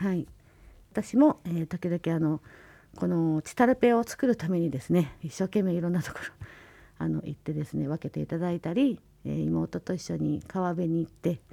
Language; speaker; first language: Japanese; native; Japanese